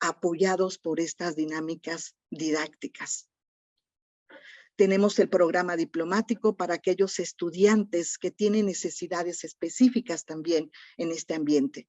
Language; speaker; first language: Spanish; native; Spanish